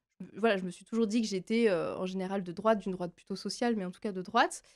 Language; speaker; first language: French; native; French